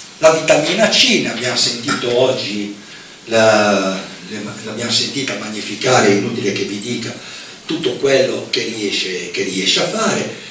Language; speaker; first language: Italian; native; Italian